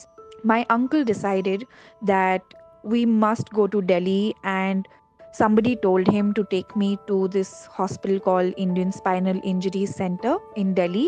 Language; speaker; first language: English; non-native, local second language; Hindi